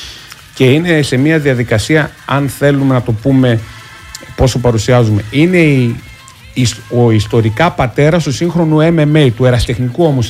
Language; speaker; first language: Greek; native; Greek